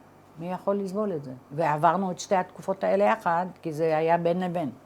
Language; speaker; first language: Hebrew; early bilingual, other home language; Arabic